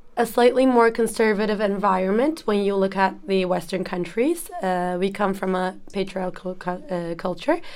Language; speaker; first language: English; non-native, fluent; Turkish